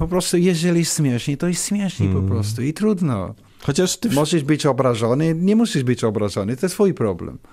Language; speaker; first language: Polish; non-native, learner; English